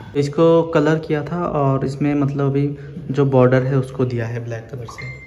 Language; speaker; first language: Hindi; non-native, local second language; Bangla